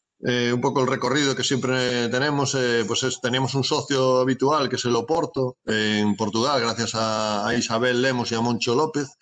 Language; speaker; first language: Spanish; native; Spanish